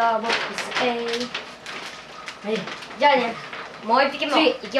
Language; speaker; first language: Japanese; native; Japanese